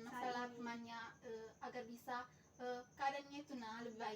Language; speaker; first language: Indonesian; native; Indonesian